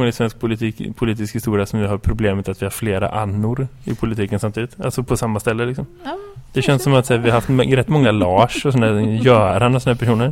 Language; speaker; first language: Swedish; native; Swedish